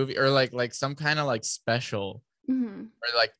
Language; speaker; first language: English; early bilingual, other home language; Spanish